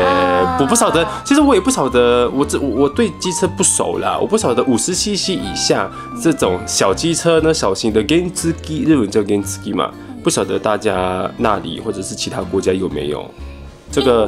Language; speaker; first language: Chinese; native; Chinese